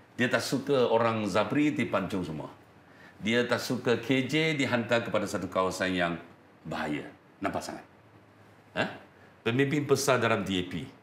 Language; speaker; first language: Malay; non-native, local second language; Chinese